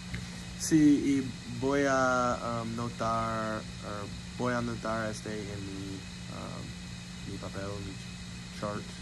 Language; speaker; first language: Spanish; non-native, learner; English